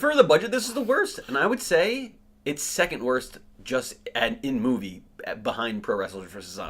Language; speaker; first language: English; native; English